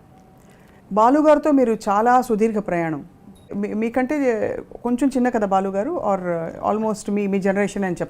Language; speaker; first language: Telugu; native; Telugu